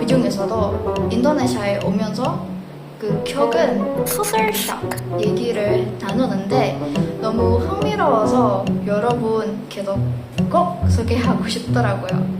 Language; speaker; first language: Korean; non-native, fluent; Indonesian